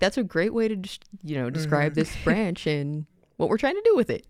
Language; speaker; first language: English; early bilingual, other home language; Spanish